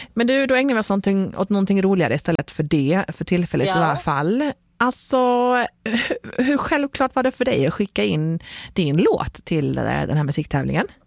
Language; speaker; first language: Swedish; native; Swedish